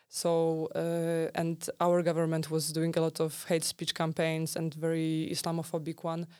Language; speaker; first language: English; non-native, fluent; Polish